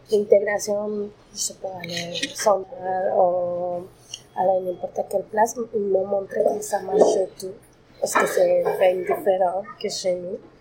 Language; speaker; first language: French; non-native, fluent; Spanish